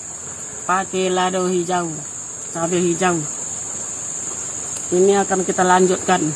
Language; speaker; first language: Indonesian; non-native, local second language; Minangkabau